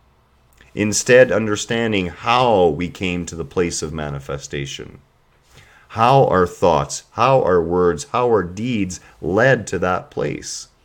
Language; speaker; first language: English; native; English